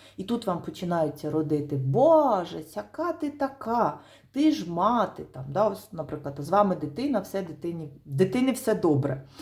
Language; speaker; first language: Ukrainian; non-native, local second language; Russian